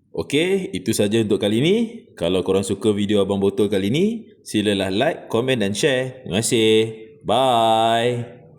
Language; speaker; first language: Malay; native; Malay